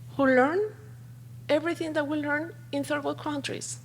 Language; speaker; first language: English; non-native, fluent; Spanish